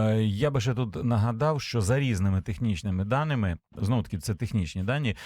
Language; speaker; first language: Ukrainian; native; Ukrainian